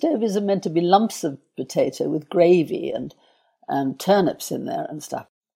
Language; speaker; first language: English; native; English